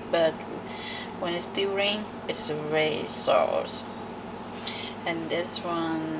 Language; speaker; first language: English; non-native, learner; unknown